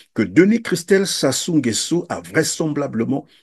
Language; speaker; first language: French; non-native, local second language; Lingala